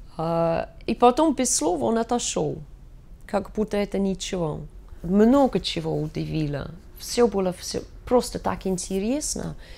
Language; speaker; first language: Russian; non-native, fluent; English